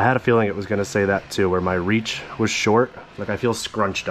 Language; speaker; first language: English; native; English